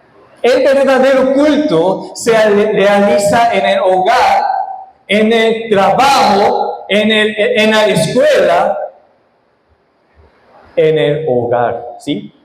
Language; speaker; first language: Spanish; non-native, fluent; Korean